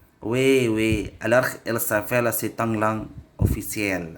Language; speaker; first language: French; non-native, learner; Indonesian